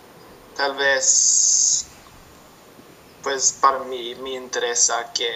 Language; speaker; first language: Spanish; non-native, learner; English